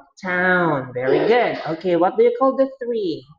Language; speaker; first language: English; non-native, fluent; Vietnamese